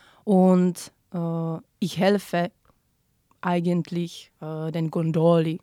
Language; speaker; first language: German; non-native, fluent; Czech